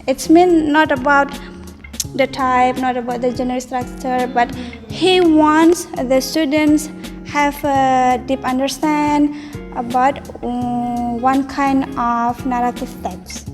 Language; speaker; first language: English; non-native, learner; Indonesian